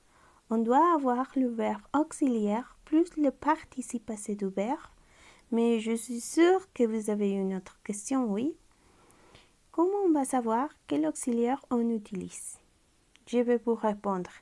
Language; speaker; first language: French; non-native, fluent; Spanish